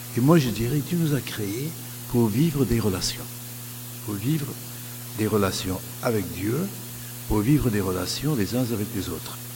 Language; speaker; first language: French; non-native, fluent; English